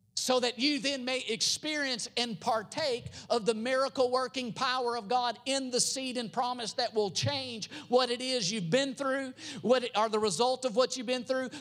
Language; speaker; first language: English; native; English